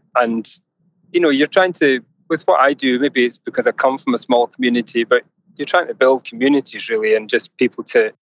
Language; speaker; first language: English; native; English